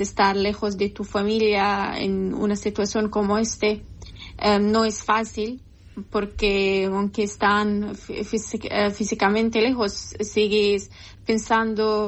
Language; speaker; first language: Spanish; non-native, learner; Persian